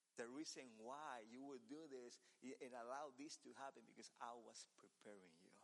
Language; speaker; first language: English; non-native, learner; Spanish